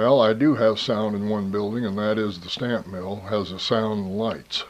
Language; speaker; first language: English; native; English